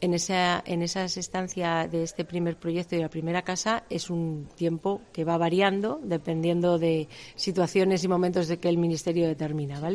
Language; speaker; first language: Spanish; native; Spanish